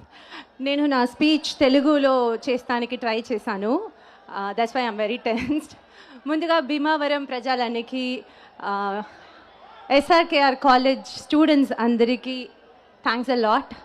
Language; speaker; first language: Telugu; non-native, learner; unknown